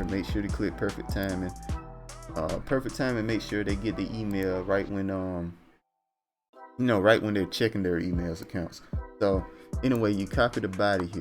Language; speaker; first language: English; native; English